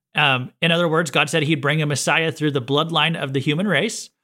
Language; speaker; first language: English; native; English